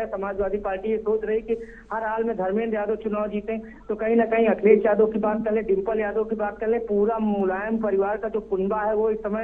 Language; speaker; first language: Hindi; native; Hindi